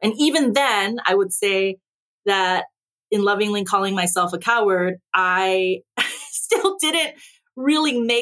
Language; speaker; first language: English; early bilingual, other home language; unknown